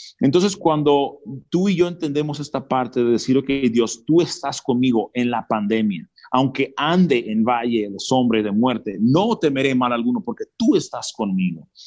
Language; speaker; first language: Spanish; early bilingual, other home language; English